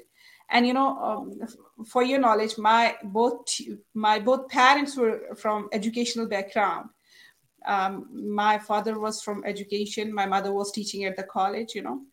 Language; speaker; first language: English; non-native, local second language; Urdu